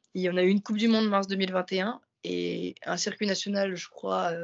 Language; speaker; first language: French; native; French